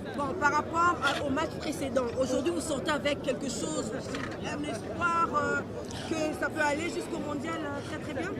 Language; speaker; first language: French; non-native, local second language; Lingala